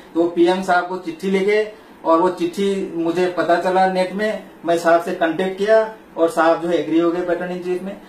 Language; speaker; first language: Hindi; non-native, local second language; Malayalam